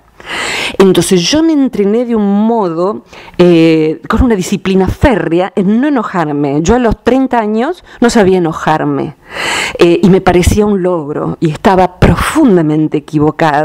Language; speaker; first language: Spanish; native; Spanish